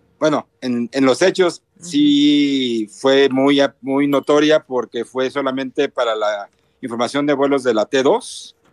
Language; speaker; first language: Spanish; native; Spanish